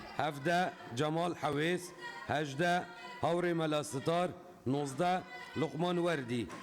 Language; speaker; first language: Central Kurdish; non-native, local second language; Kurdish